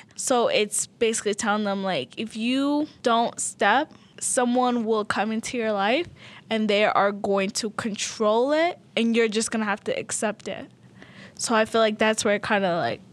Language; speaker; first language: English; early bilingual, other home language; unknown